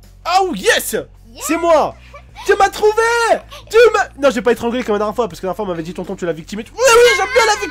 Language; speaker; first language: French; native; French